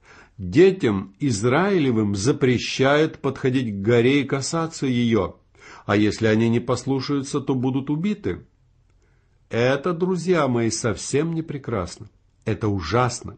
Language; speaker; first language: Russian; native; Russian